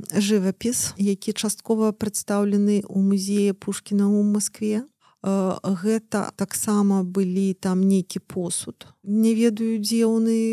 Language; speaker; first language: Belarusian; non-native, local second language; Russian